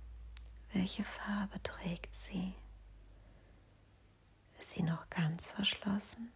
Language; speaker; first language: German; native; German